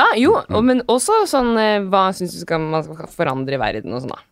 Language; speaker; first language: Norwegian; native; Norwegian